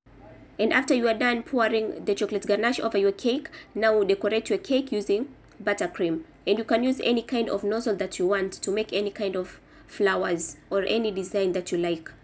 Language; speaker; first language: English; non-native, local second language; Swahili